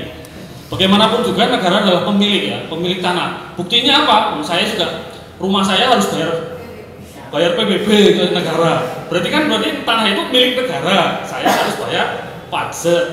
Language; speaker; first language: Indonesian; native; Indonesian